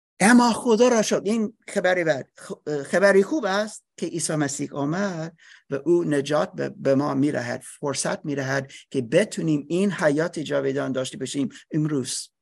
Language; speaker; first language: Persian; non-native, learner; English